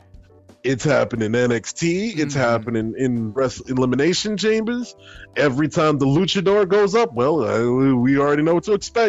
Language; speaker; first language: English; native; English